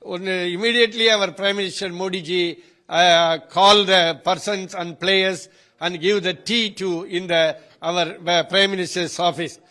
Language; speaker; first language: English; non-native, local second language; Tamil